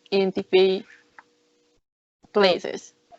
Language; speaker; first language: English; non-native, learner; Spanish